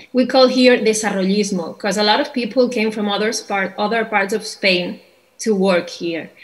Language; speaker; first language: English; non-native, fluent; Catalan